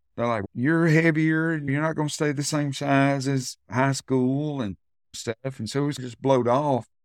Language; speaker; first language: English; native; English